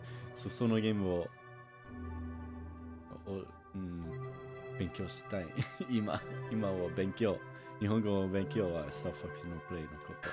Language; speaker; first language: Japanese; non-native, learner; English